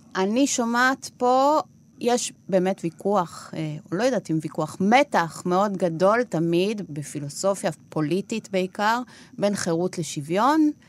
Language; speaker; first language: Hebrew; non-native, fluent; Spanish